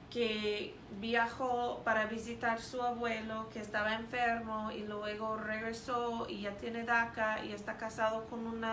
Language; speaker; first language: Spanish; non-native, fluent; English